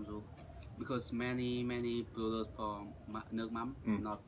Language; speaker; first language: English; non-native, learner; Vietnamese